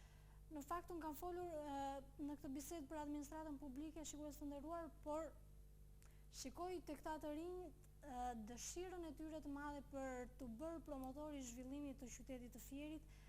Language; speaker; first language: Albanian; native; Albanian